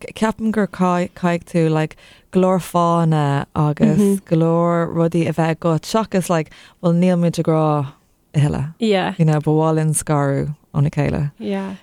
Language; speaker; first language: Irish; non-native, local second language; English